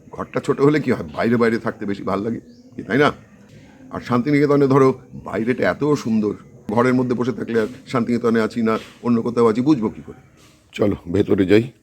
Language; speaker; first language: Bangla; native; Bangla